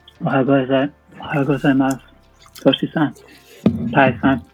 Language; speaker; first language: Japanese; non-native, learner; English